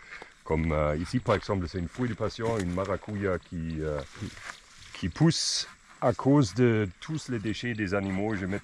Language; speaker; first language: French; non-native, fluent; German